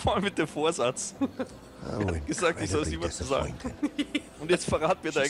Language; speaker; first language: German; native; German